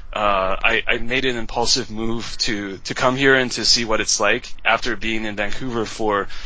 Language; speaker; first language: English; native; English